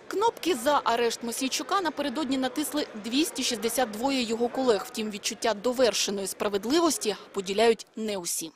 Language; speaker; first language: Ukrainian; native; Ukrainian